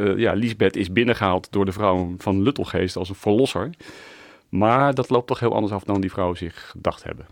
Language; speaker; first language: Dutch; native; Dutch